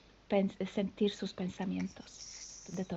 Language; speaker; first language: Spanish; non-native, fluent; French